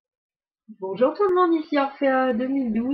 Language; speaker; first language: French; native; French